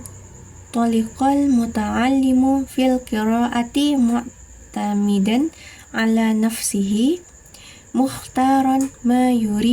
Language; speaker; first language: Arabic; non-native, learner; Indonesian